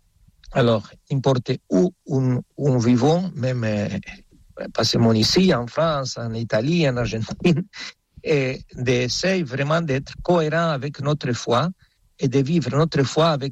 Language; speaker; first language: French; non-native, fluent; Spanish